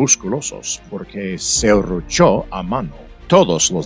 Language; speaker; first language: Spanish; non-native, fluent; English